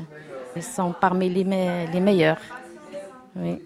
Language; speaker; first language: French; non-native, learner; Arabic